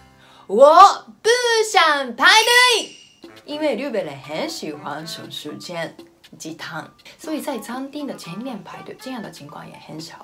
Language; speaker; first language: Chinese; non-native, fluent; Japanese